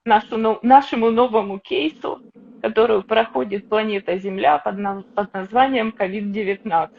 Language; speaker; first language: Russian; native; Russian